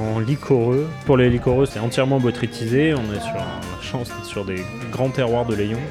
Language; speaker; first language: French; native; French